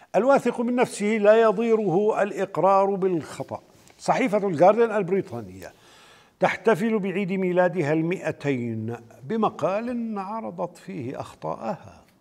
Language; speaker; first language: Arabic; native; Arabic